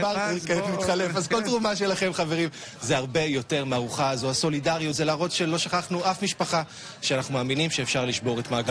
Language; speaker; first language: Hebrew; native; Hebrew